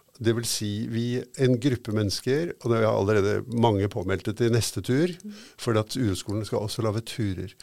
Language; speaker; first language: Norwegian; native; Norwegian